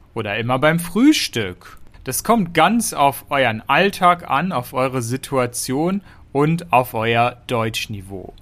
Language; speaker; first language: German; native; German